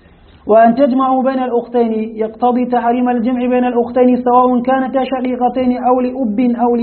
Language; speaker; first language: Arabic; native; Arabic